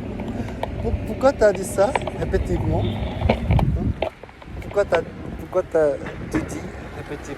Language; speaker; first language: French; non-native, fluent; Korean